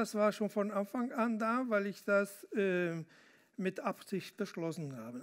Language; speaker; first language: German; non-native, fluent; Spanish